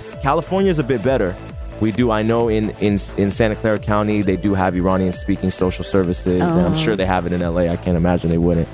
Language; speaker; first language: English; early bilingual, other home language; Persian